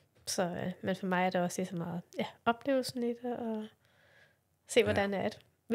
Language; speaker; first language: Danish; native; Danish